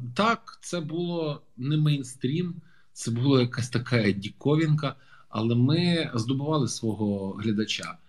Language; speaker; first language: Ukrainian; native; Ukrainian